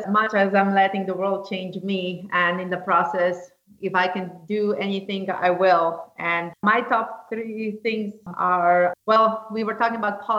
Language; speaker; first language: English; non-native, fluent; Slovenian